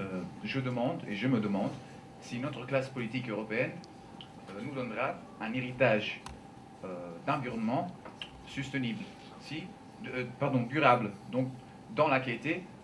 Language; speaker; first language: French; non-native, fluent; Italian